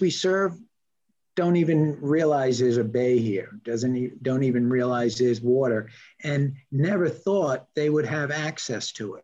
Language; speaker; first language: English; native; English